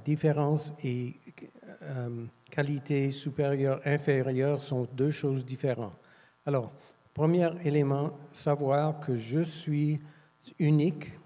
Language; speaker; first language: French; non-native, fluent; English